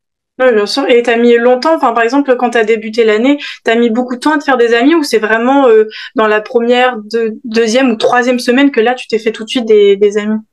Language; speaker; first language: French; native; French